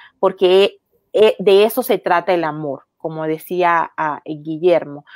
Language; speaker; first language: Spanish; native; Spanish